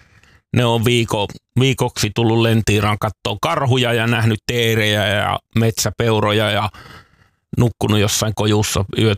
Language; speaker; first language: Finnish; native; Finnish